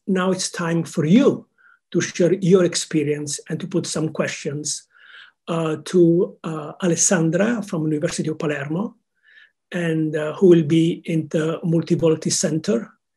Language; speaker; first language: English; non-native, fluent; Italian